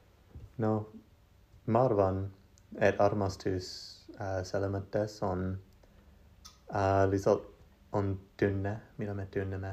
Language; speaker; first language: Estonian; non-native, learner; English